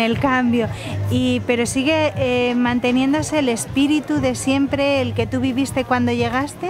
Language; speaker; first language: Spanish; native; Spanish